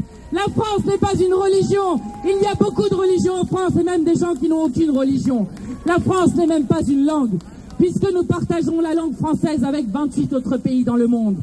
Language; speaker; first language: French; native; French